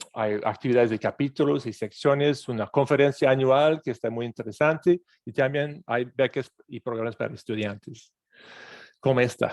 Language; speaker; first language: Spanish; non-native, fluent; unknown